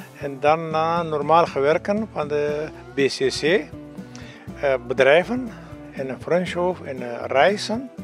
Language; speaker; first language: Dutch; non-native, learner; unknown